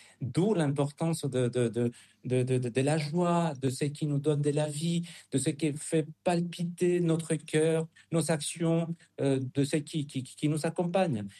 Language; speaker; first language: French; non-native, fluent; Spanish